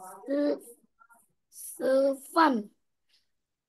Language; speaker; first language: Chinese; non-native, learner; Indonesian